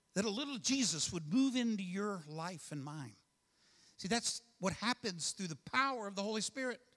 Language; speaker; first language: English; native; English